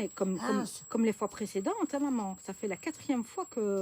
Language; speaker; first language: French; native; French